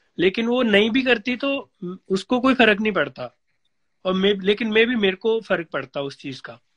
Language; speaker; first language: Hindi; non-native, local second language; Punjabi